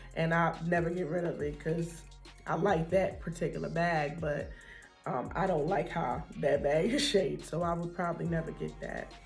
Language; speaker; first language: English; native; English